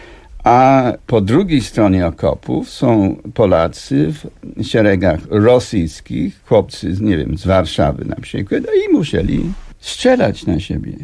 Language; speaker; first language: Polish; non-native, fluent; English